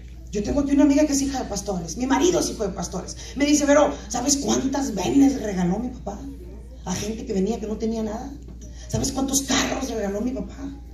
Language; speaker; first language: Spanish; native; Spanish